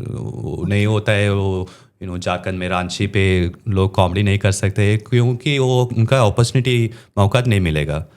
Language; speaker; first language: Hindi; non-native, local second language; Tamil